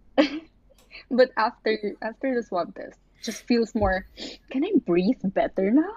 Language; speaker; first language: English; non-native, local second language; Filipino